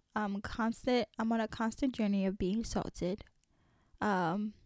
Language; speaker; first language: English; early bilingual, other home language; French